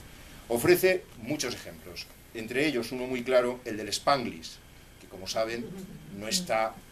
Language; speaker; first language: Spanish; native; Spanish